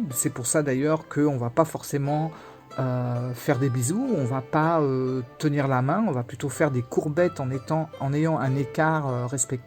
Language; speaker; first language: French; native; French